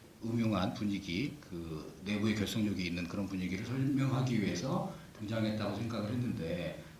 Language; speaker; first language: Korean; native; Korean